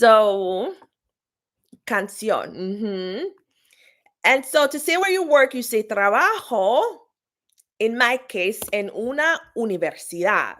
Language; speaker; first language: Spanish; non-native, fluent; English